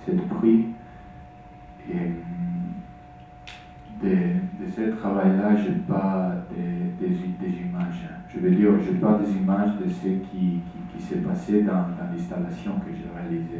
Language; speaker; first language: French; non-native, fluent; Italian